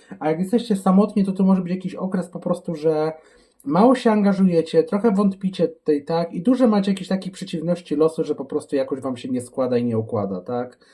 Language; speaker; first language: Polish; native; Polish